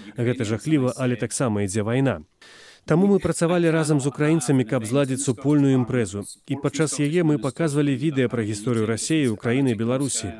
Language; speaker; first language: Belarusian; non-native, fluent; English